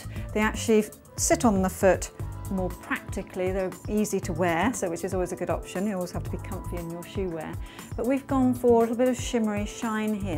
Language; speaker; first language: English; native; English